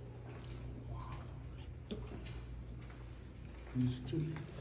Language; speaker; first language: Chinese; non-native, fluent; Tibetan